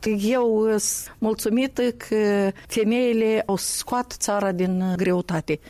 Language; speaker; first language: Romanian; non-native, fluent; Russian